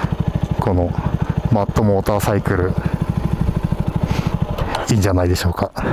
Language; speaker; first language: Japanese; native; Japanese